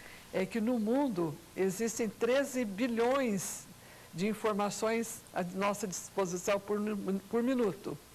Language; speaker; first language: Portuguese; native; Portuguese